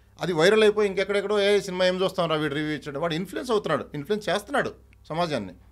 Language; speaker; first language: Telugu; native; Telugu